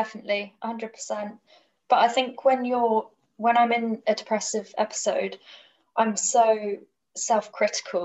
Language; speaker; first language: English; native; English